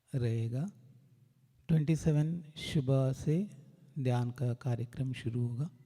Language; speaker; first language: Hindi; non-native, local second language; Kannada